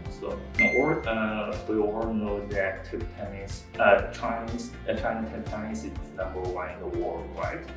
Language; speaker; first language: English; non-native, fluent; Chinese